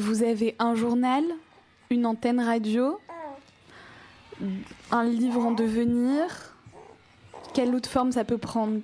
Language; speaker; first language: French; native; French